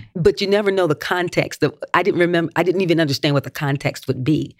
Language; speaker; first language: English; native; English